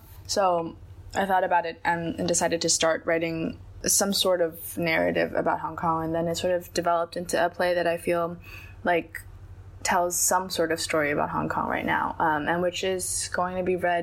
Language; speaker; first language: English; non-native, local second language; Chinese